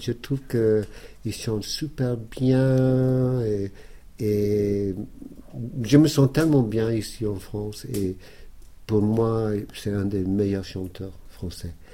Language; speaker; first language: French; non-native, fluent; English